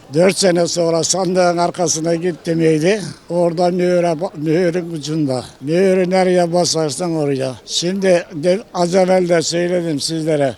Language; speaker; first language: Turkish; native; Turkish